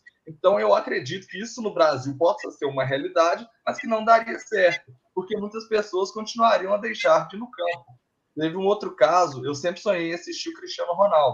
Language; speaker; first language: Portuguese; native; Portuguese